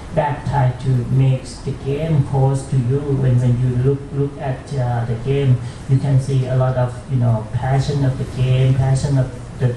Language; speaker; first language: English; non-native, fluent; Thai